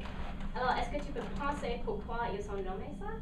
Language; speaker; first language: French; non-native, local second language; English